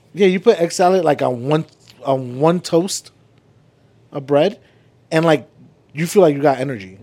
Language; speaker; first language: English; early bilingual, other home language; Spanish